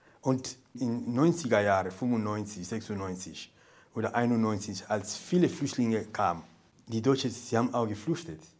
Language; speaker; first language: German; non-native, fluent; Portuguese